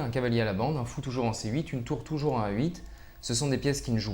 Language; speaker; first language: French; native; French